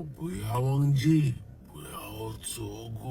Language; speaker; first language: Chinese; non-native, learner; English